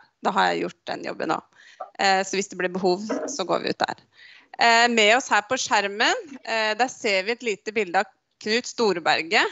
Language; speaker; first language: Norwegian; native; Norwegian